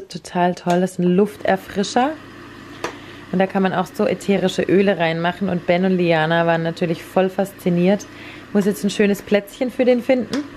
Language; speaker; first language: German; native; German